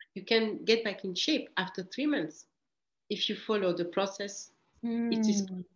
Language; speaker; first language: English; early bilingual, other home language; French